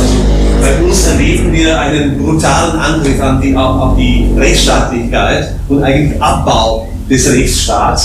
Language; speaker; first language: German; non-native, fluent; Slovak